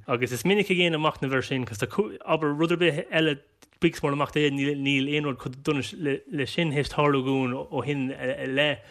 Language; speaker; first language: Irish; non-native, local second language; English